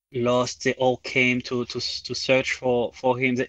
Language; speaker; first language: English; non-native, fluent; French